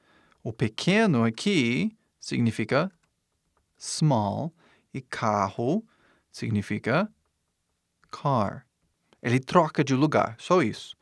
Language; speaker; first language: Portuguese; non-native, fluent; English